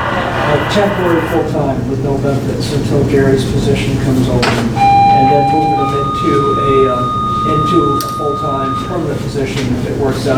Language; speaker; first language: English; native; English